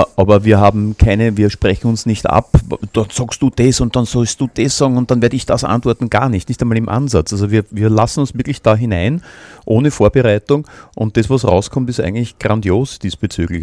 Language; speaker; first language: German; native; German